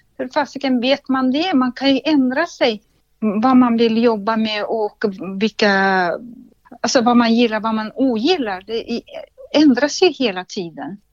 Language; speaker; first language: Swedish; non-native, fluent; Russian